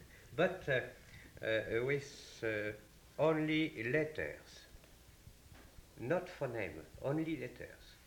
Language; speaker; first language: English; non-native, learner; French